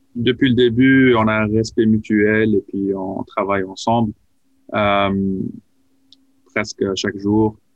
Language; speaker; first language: French; non-native, local second language; Arabic